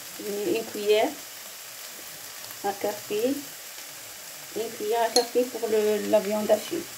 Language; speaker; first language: French; non-native, learner; Arabic